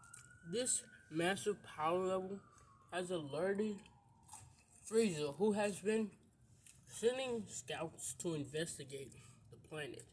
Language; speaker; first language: English; native; English